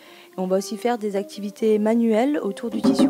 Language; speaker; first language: French; native; French